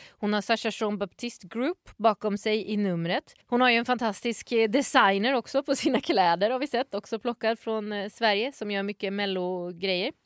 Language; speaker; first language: Swedish; native; Swedish